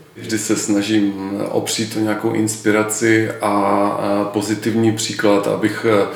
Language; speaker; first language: Czech; native; Czech